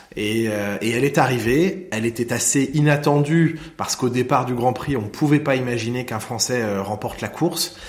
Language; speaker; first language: French; native; French